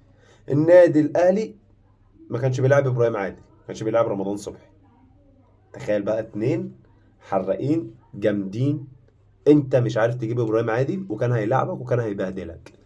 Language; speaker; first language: Arabic; native; Arabic